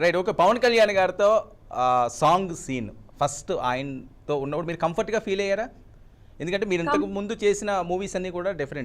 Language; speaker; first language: Telugu; native; Telugu